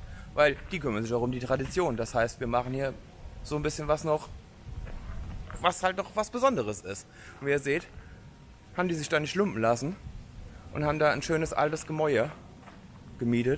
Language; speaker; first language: German; native; German